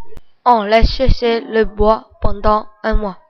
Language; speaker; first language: French; non-native, local second language; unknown